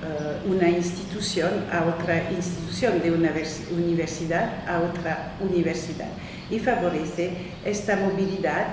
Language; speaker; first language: Spanish; non-native, fluent; French